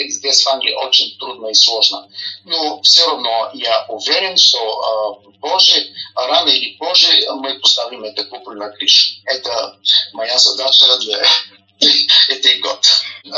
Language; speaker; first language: Russian; non-native, learner; Bulgarian